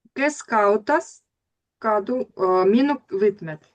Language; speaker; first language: Estonian; non-native, learner; Russian